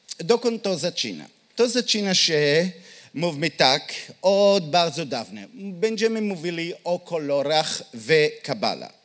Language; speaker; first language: Polish; non-native, learner; Hebrew